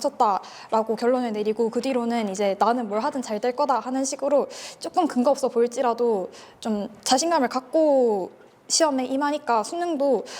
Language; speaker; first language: Korean; native; Korean